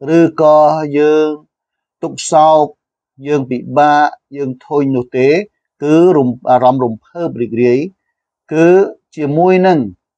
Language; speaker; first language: Khmer; non-native, local second language; Western Cham